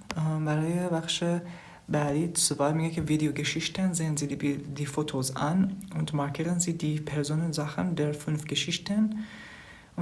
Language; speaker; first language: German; non-native, fluent; Persian